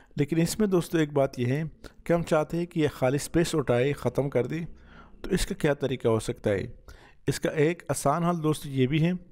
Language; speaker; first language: Urdu; non-native, local second language; Punjabi